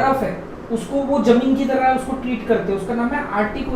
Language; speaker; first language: Hindi; native; Hindi